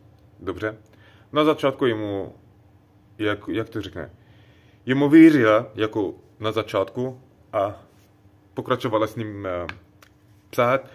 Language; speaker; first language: Czech; non-native, learner; Arabic